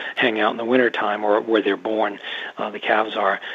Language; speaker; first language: English; native; English